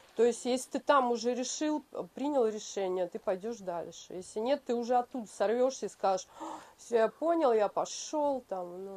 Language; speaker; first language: Russian; native; Russian